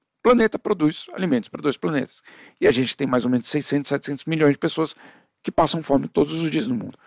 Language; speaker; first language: Portuguese; early bilingual, other home language; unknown